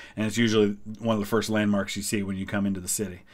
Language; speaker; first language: English; native; English